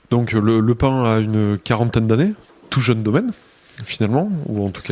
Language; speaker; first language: French; native; French